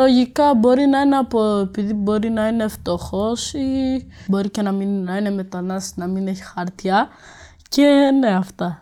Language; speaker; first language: Greek; early bilingual, other home language; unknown